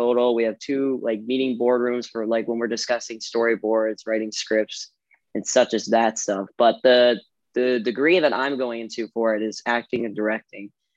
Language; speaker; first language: English; native; English